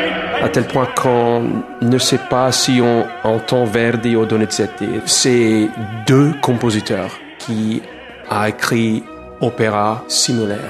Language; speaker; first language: French; non-native, learner; English